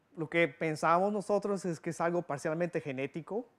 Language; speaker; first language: Spanish; early bilingual, other home language; English